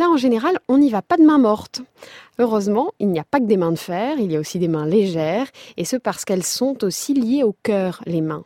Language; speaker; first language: French; native; French